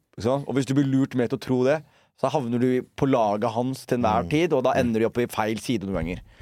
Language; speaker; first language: Norwegian; early bilingual, other home language; Somali